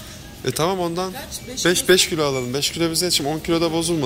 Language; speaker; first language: Turkish; native; Turkish